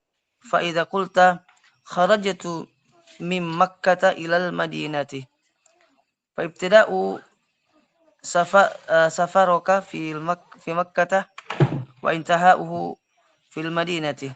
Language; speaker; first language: Arabic; non-native, learner; Indonesian